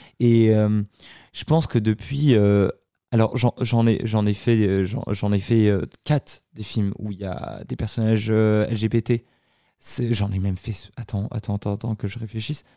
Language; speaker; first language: French; early bilingual, other home language; Arabic